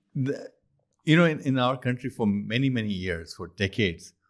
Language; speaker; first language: English; non-native, local second language; Urdu